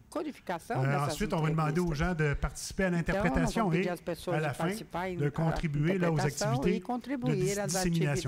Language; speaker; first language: French; native; French